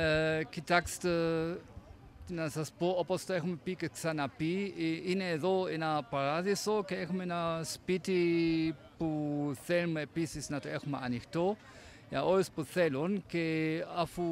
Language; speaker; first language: Greek; non-native, fluent; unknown